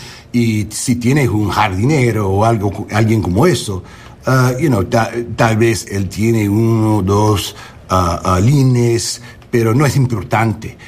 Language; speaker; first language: Spanish; non-native, learner; English